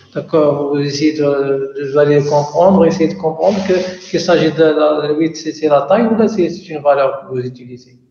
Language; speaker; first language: French; non-native, local second language; Arabic